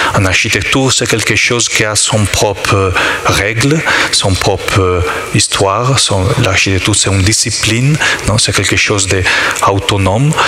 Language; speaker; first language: French; non-native, learner; Italian